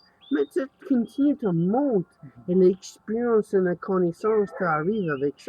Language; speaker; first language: French; non-native, learner; English